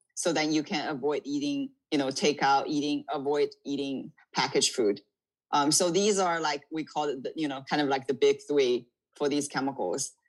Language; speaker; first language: English; non-native, fluent; Chinese